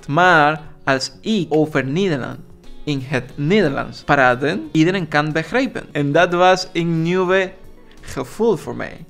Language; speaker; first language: Dutch; non-native, learner; Spanish